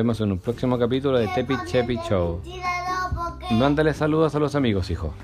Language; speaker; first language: Spanish; native; Spanish